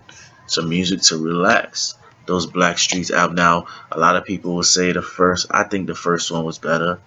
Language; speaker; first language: English; native; English